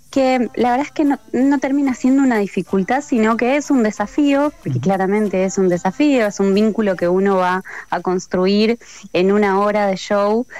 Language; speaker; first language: Spanish; native; Spanish